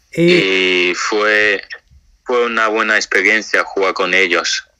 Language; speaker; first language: Spanish; native; Spanish